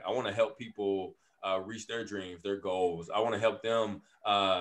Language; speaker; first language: English; native; English